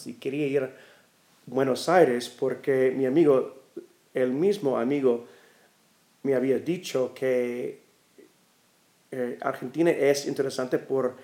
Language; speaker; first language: Spanish; non-native, learner; English